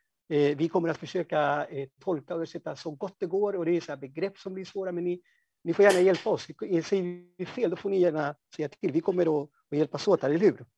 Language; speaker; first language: Swedish; non-native, fluent; Spanish